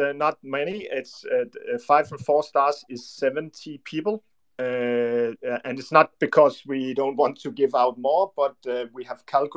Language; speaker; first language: English; non-native, fluent; Danish